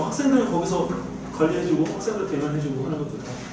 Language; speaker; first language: Korean; native; Korean